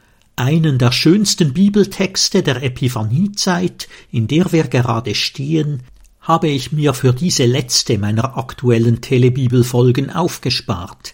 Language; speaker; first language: German; native; German